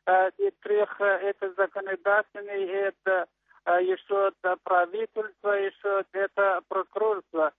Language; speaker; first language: Russian; non-native, learner; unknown